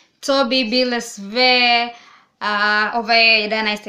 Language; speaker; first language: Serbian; non-native, learner; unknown